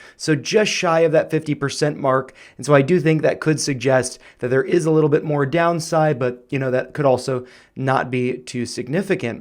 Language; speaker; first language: English; native; English